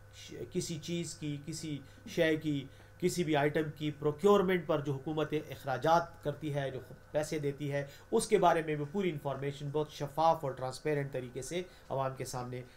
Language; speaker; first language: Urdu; non-native, local second language; Pashto